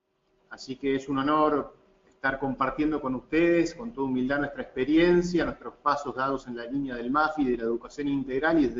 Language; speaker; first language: Spanish; native; Spanish